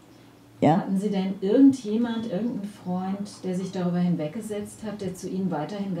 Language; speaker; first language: German; native; German